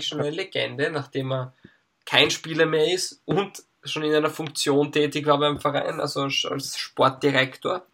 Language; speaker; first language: German; native; German